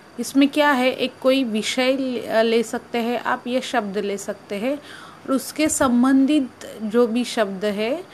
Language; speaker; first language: Hindi; non-native, local second language; Marathi